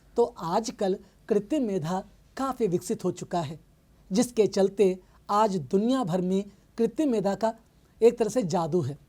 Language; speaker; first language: Hindi; non-native, local second language; Telugu